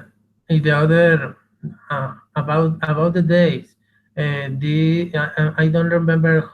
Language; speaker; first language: English; non-native, learner; Spanish